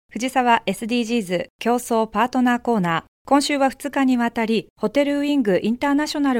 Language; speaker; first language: Japanese; native; Japanese